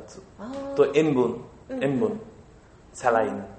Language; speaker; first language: Japanese; non-native, learner; Bangla